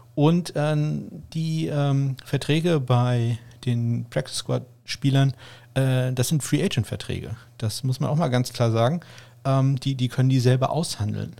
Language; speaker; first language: German; native; German